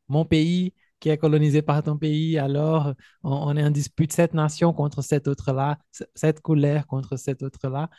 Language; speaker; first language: French; non-native, fluent; Portuguese